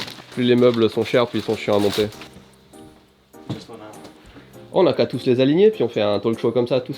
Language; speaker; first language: French; native; French